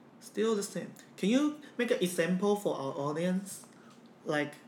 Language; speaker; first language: English; non-native, fluent; Chinese